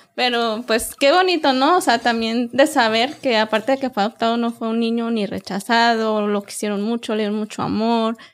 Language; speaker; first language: Spanish; native; Spanish